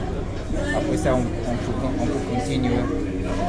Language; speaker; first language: French; non-native, learner; Korean